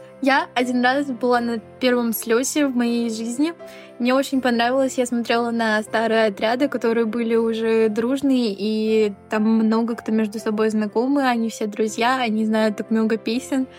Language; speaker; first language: Russian; native; Russian